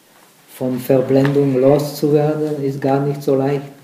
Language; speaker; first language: German; non-native, fluent; Czech